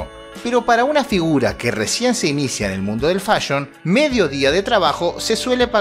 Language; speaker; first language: Spanish; native; Spanish